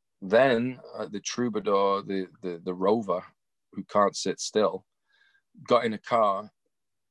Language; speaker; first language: English; native; English